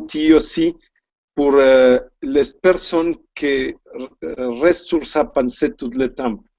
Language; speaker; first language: French; non-native, learner; Spanish